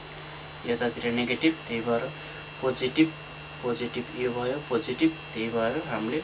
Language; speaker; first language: Nepali; native; Nepali